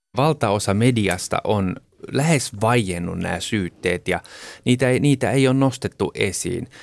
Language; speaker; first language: Finnish; early bilingual, heritage; Finnish